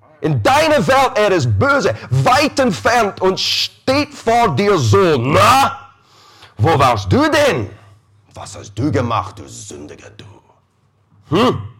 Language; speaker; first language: German; non-native, fluent; English